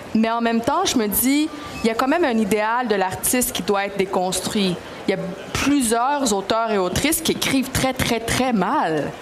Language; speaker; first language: French; early bilingual, other home language; Greek